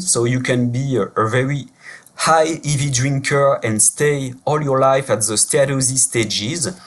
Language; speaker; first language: English; non-native, fluent; French